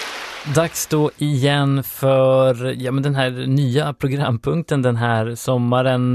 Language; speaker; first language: Swedish; native; Swedish